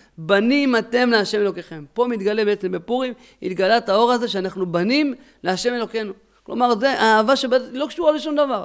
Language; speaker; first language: Hebrew; native; Hebrew